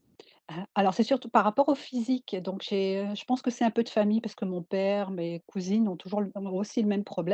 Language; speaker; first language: French; native; French